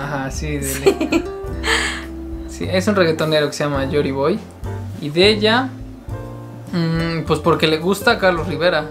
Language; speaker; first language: Spanish; native; Spanish